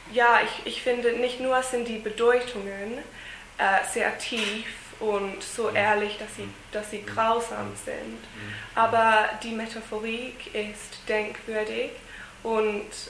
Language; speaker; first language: German; non-native, fluent; English